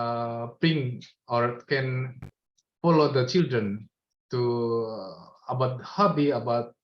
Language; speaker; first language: English; non-native, learner; Indonesian